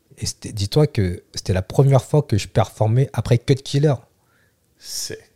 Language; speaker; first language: French; early bilingual, other home language; Vietnamese